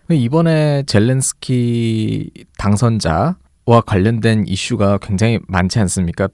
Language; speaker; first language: Korean; native; Korean